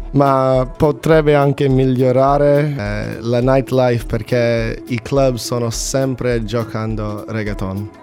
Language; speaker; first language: Italian; non-native, learner; English